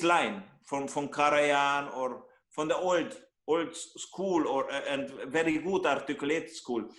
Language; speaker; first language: English; non-native, learner; Hungarian